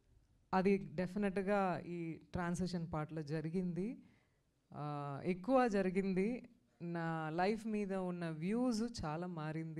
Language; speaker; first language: Telugu; non-native, local second language; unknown